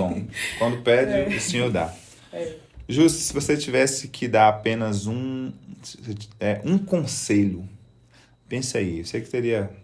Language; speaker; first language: Portuguese; native; Portuguese